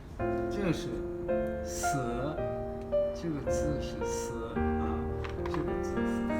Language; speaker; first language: Chinese; non-native, fluent; Kazakh